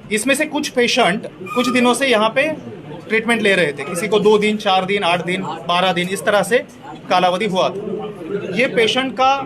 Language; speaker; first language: Hindi; non-native, local second language; Marathi